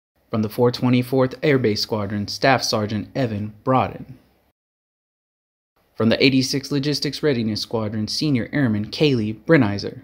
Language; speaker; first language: English; native; English